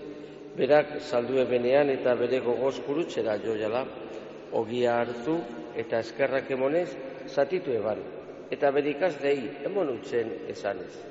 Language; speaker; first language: Basque; native; Basque